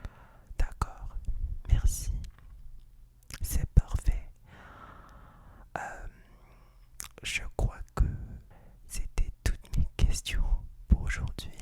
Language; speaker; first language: French; non-native, fluent; English